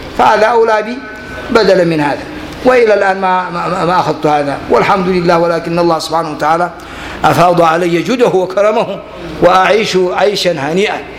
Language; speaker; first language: Arabic; non-native, fluent; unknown